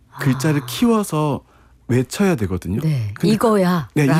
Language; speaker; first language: Korean; native; Korean